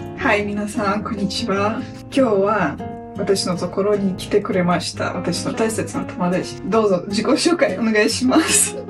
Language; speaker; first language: Japanese; non-native, fluent; Russian